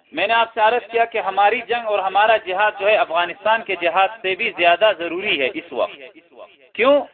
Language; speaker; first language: Urdu; non-native, local second language; Pashto